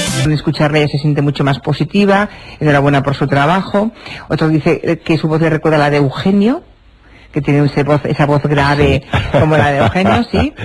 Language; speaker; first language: Spanish; native; Spanish